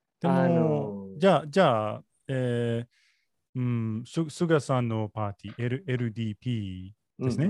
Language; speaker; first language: Japanese; non-native, learner; English